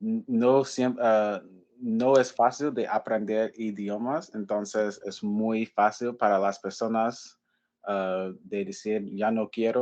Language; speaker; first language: Spanish; non-native, learner; English